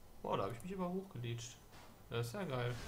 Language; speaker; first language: German; native; German